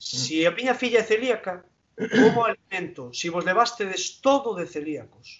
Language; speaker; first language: Galician; non-native, local second language; Spanish